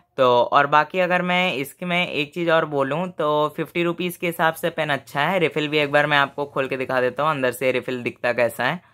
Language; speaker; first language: Hindi; native; Hindi